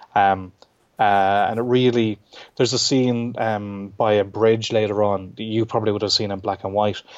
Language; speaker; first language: English; native; English